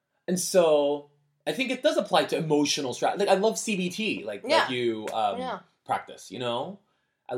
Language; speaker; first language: English; early bilingual, other home language; Korean